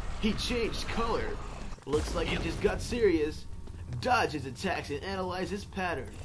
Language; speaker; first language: English; native; English